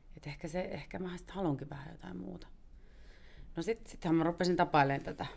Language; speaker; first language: Finnish; native; Finnish